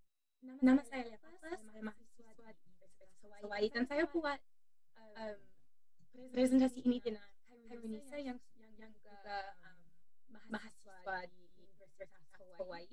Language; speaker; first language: Indonesian; non-native, learner; English